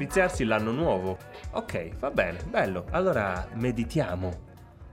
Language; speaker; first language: Italian; native; Italian